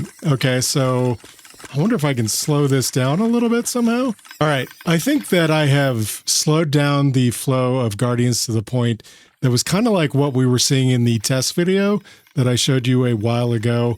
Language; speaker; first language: English; native; English